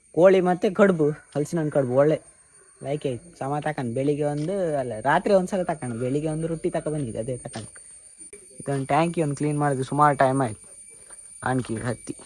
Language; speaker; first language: Kannada; native; Kannada